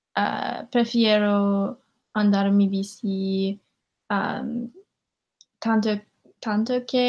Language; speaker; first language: Spanish; non-native, learner; English